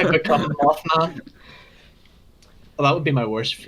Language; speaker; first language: English; native; English